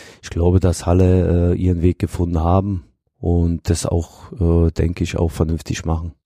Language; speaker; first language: German; non-native, fluent; Bosnian